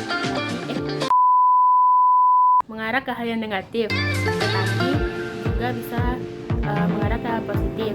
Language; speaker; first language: Indonesian; non-native, local second language; Minangkabau